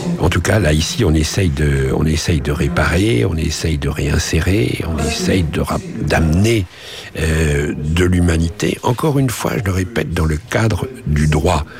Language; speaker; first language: French; native; French